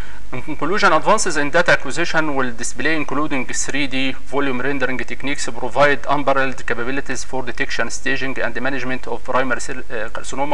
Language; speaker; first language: English; non-native, fluent; Arabic